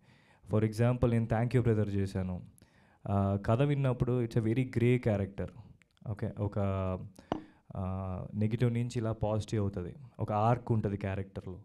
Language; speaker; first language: Telugu; native; Telugu